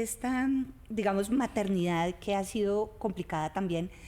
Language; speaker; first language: Spanish; native; Spanish